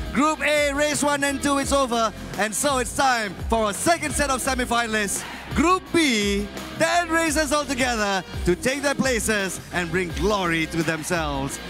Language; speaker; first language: English; non-native, local second language; Malay